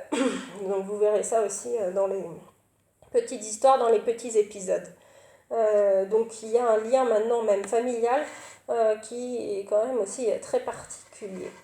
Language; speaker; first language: French; native; French